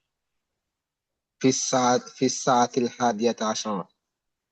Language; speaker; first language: Arabic; non-native, learner; Bangla